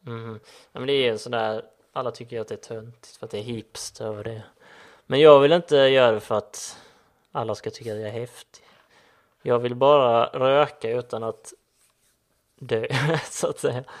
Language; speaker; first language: Swedish; native; Swedish